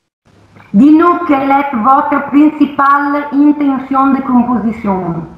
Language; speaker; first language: French; non-native, learner; Italian